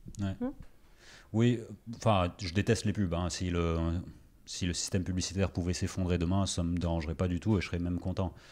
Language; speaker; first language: French; early bilingual, other home language; Greek